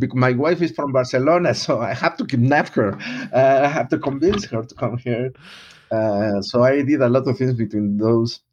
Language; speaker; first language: English; non-native, fluent; Spanish